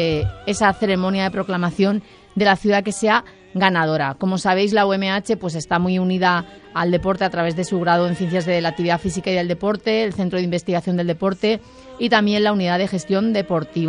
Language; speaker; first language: Spanish; native; Spanish